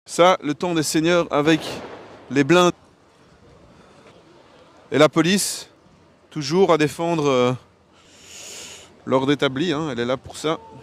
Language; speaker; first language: French; native; French